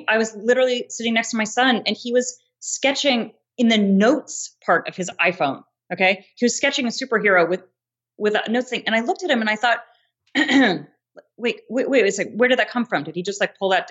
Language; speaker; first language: English; native; English